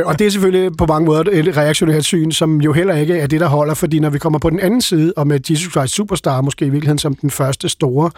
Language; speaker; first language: Danish; native; Danish